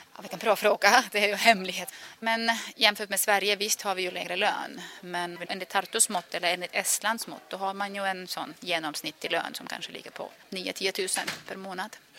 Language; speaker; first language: Swedish; non-native, fluent; Estonian